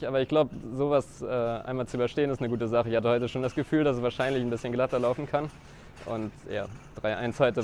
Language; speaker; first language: German; native; German